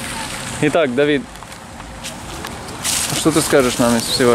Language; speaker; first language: Russian; native; Russian